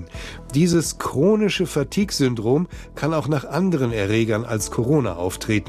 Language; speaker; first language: German; native; German